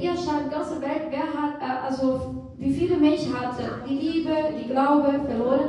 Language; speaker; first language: German; non-native, fluent; Portuguese